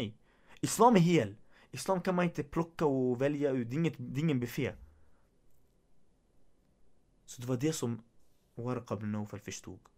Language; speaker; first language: Swedish; early bilingual, other home language; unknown